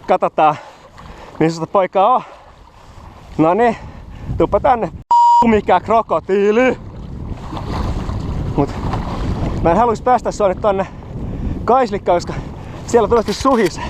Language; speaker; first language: Finnish; native; Finnish